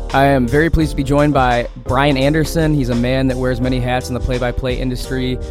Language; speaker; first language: English; native; English